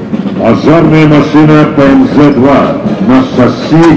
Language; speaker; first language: Russian; native; Russian